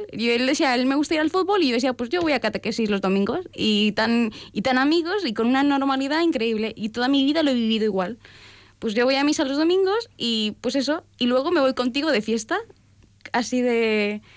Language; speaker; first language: Spanish; native; Spanish